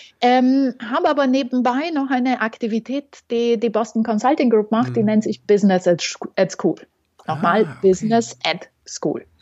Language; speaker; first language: German; non-native, fluent; Romanian